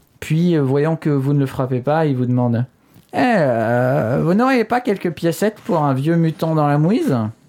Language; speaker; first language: French; native; French